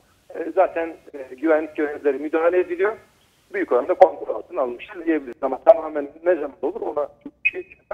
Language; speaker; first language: Turkish; native; Turkish